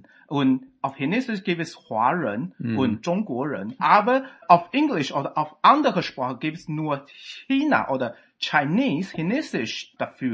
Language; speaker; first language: German; non-native, fluent; Chinese